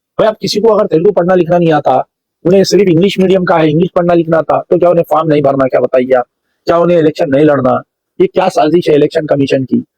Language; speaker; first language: Hindi; non-native, local second language; Urdu